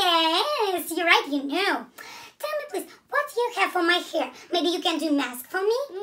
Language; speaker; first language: English; non-native, learner; Russian